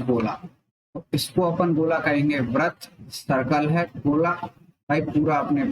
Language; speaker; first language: Hindi; native; Hindi